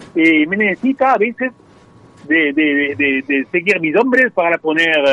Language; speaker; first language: Spanish; non-native, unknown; French